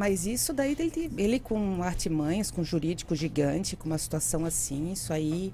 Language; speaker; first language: Portuguese; native; Portuguese